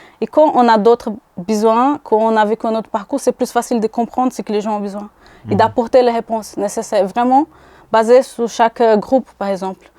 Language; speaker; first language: French; non-native, fluent; Portuguese